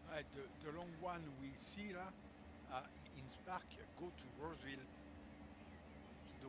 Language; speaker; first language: English; non-native, learner; French